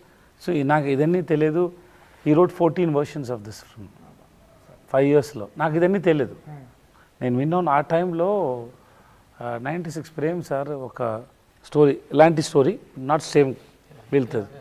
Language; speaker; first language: Telugu; non-native, learner; Tamil